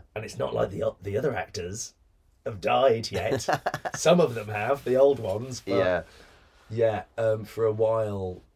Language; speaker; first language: English; native; English